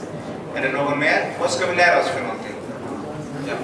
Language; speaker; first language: Swedish; early bilingual, other home language; Arabic